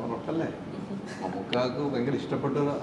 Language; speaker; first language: Malayalam; native; Malayalam